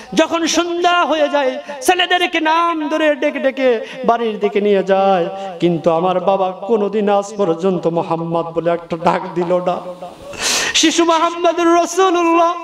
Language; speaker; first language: Bangla; native; Bangla